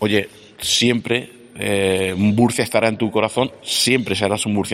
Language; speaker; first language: Spanish; native; Spanish